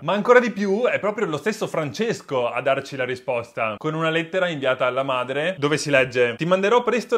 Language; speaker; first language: Italian; native; Italian